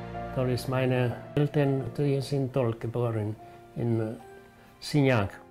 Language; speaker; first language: German; early bilingual, heritage; German